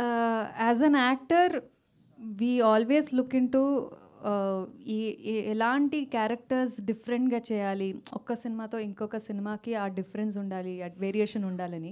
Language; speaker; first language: Telugu; non-native, local second language; Kannada